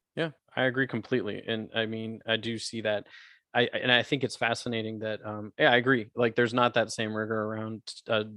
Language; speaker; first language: English; native; English